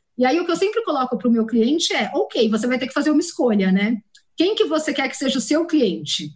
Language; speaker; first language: Portuguese; native; Portuguese